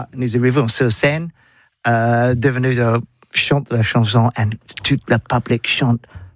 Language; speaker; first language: French; non-native, learner; English